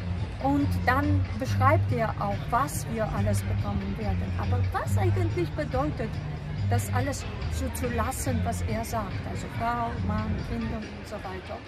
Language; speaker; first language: German; non-native, fluent; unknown